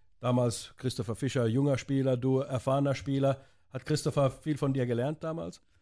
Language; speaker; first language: German; native; German